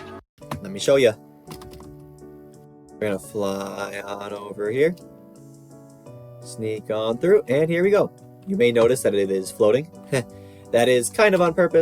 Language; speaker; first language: English; native; English